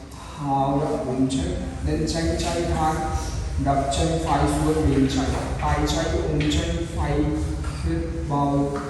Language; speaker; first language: Vietnamese; non-native, learner; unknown